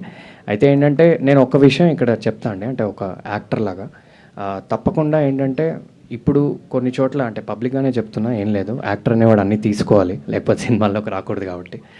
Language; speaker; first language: Telugu; native; Telugu